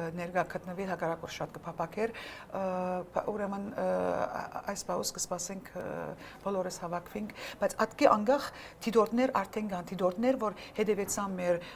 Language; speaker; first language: Armenian; early bilingual, heritage; Armenian